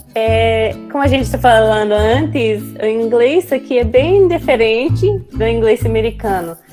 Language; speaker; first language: Portuguese; non-native, fluent; English